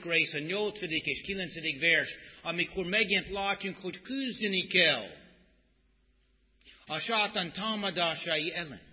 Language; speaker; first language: Hungarian; non-native, fluent; English